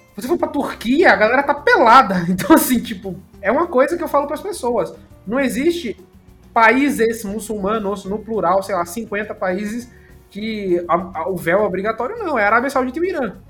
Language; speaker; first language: Portuguese; native; Portuguese